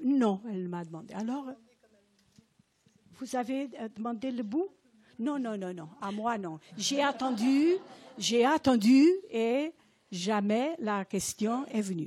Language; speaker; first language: French; non-native, fluent; Portuguese